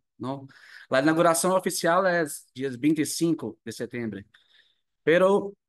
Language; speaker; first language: Spanish; non-native, learner; Portuguese